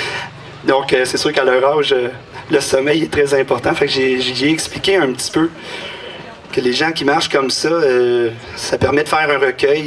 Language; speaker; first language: French; native; French